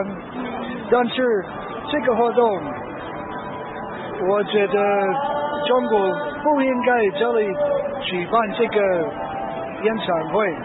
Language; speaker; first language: Chinese; non-native, learner; English